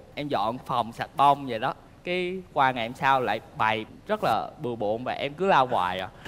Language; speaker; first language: Vietnamese; native; Vietnamese